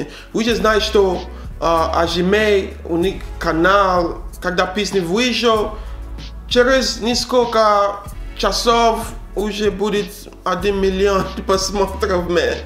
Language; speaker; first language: Russian; non-native, learner; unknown